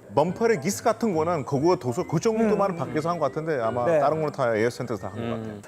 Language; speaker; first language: Korean; non-native, fluent; Hindi